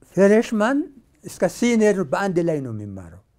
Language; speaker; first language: Amharic; non-native, local second language; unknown